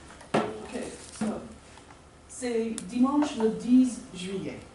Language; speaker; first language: French; non-native, learner; English